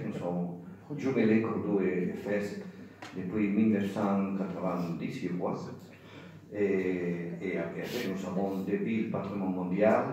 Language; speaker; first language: French; non-native, learner; Spanish